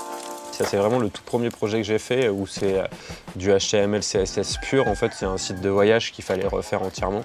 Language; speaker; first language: French; native; French